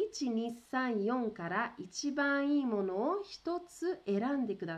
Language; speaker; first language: Japanese; early bilingual, heritage; Portuguese